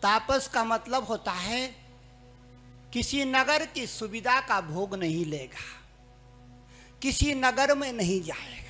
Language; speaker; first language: Hindi; native; Hindi